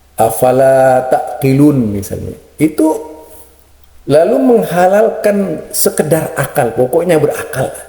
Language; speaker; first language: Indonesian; non-native, local second language; Madurese